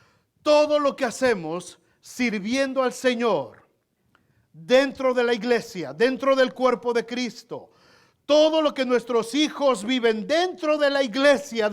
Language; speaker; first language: Spanish; native; Spanish